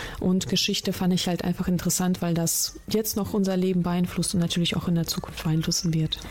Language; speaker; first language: German; early bilingual, other home language; Russian